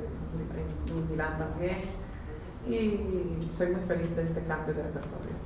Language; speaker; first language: Spanish; non-native, fluent; Italian